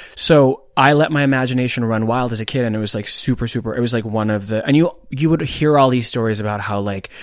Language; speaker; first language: English; non-native, local second language; Hindi